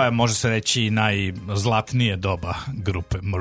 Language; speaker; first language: Serbian; native; Serbian